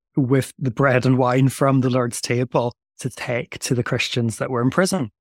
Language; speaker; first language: English; native; English